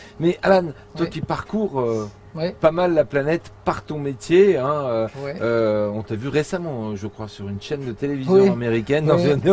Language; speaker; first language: French; native; French